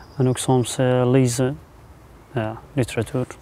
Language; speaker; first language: Dutch; non-native, learner; Kurdish